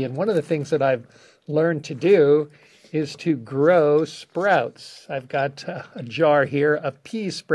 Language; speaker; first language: English; native; English